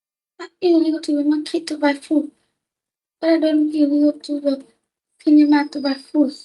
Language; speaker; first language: English; non-native, learner; Vietnamese